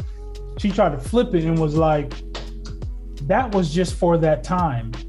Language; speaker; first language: English; native; English